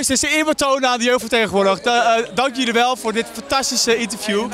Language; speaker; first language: Dutch; native; Dutch